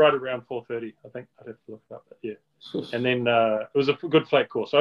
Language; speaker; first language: English; native; English